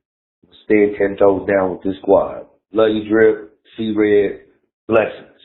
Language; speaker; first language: English; native; English